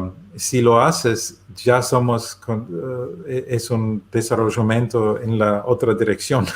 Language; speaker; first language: Spanish; non-native, learner; German